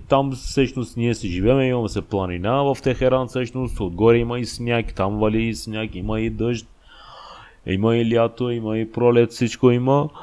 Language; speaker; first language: Bulgarian; non-native, fluent; Persian